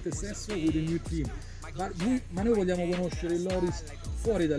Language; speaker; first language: Italian; native; Italian